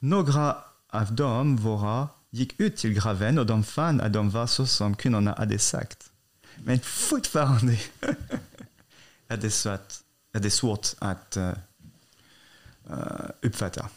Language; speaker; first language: Swedish; non-native, fluent; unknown